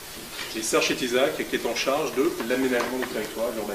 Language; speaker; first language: French; native; French